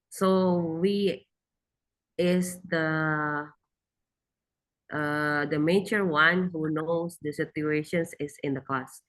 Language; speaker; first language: English; non-native, learner; Indonesian